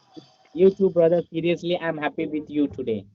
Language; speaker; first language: English; non-native, learner; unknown